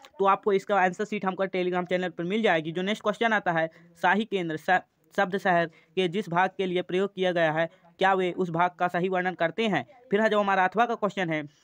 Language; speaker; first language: Hindi; native; Hindi